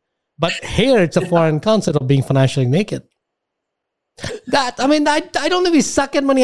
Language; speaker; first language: English; non-native, local second language; Hindi